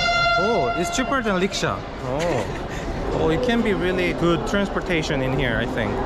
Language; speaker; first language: English; non-native, learner; Korean